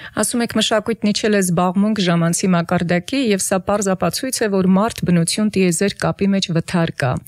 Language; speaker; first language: Armenian; native; Armenian